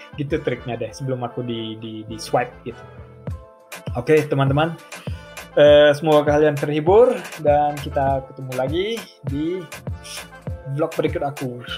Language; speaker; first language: Indonesian; early bilingual, heritage; German